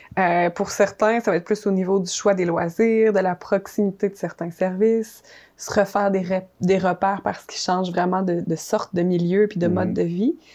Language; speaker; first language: French; native; French